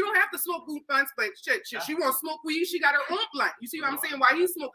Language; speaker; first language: English; native; English